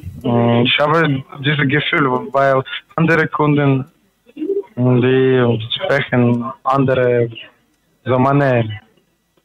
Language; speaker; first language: German; non-native, learner; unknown